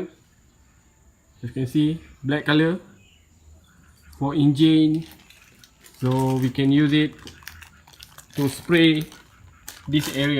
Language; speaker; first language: English; non-native, local second language; Malay